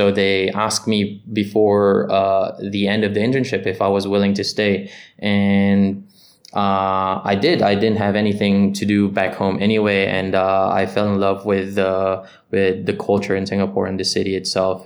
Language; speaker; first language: English; non-native, local second language; Filipino